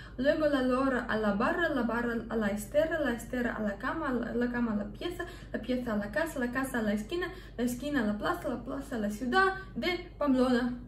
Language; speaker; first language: Spanish; non-native, fluent; Russian